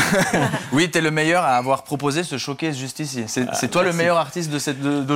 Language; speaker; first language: French; native; French